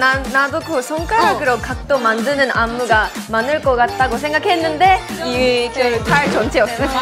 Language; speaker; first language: Korean; non-native, fluent; Japanese